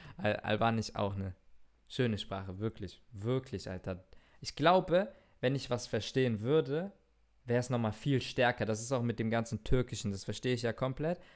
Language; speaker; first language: German; early bilingual, other home language; Turkish